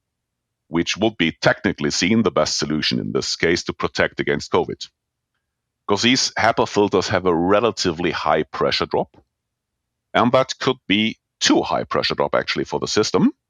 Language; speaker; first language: English; non-native, fluent; German